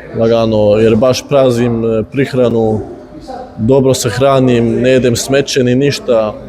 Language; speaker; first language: Bosnian; early bilingual, heritage; Bosnian